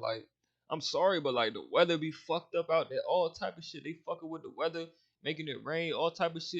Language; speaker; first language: English; native; English